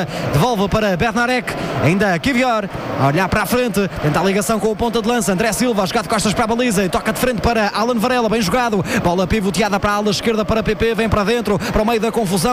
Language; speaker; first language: Portuguese; native; Portuguese